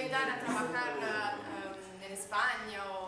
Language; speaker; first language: Spanish; non-native, learner; Italian